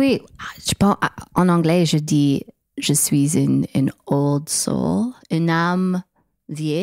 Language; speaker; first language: French; non-native, learner; English